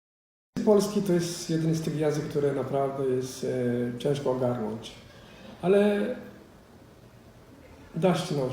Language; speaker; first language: Polish; non-native, fluent; Somali